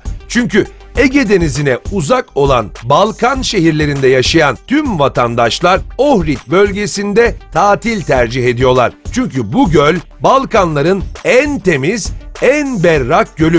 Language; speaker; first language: Turkish; native; Turkish